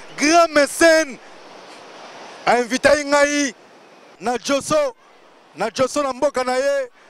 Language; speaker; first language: Lingala; native; Lingala